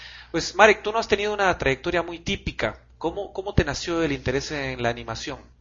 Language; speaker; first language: Spanish; native; Spanish